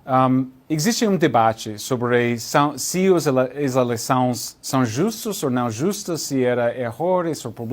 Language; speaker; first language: Portuguese; non-native, learner; English